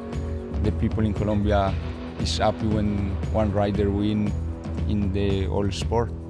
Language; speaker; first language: English; non-native, learner; Spanish